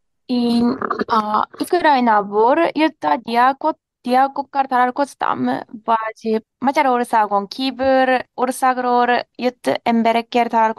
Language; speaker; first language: Hungarian; non-native, learner; Japanese